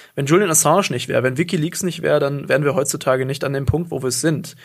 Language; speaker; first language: German; native; German